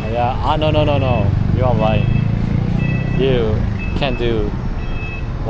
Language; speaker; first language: English; non-native, learner; Korean